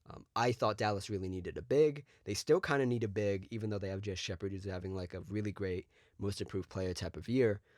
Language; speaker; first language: English; native; English